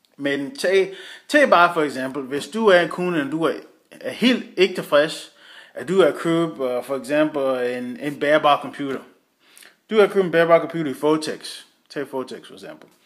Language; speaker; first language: Danish; non-native, fluent; English